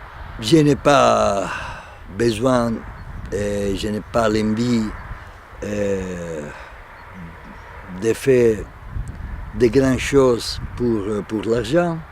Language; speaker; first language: French; non-native, fluent; Italian